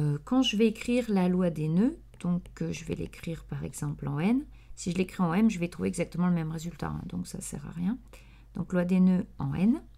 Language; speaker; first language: French; native; French